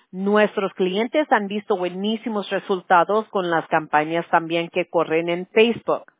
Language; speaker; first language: Spanish; early bilingual, other home language; English